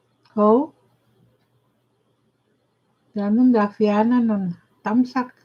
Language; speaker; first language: Danish; non-native, fluent; Filipino